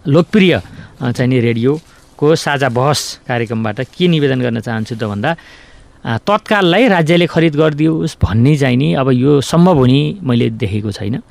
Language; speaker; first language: Nepali; native; Nepali